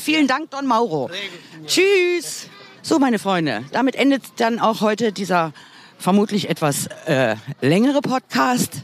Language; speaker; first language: German; native; German